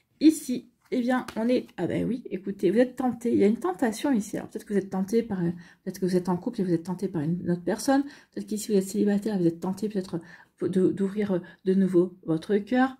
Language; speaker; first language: French; native; French